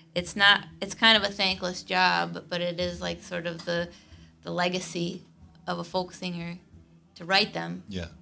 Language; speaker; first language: English; native; English